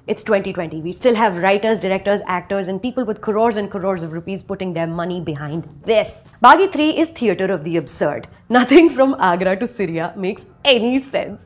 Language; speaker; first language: English; non-native, local second language; Hindi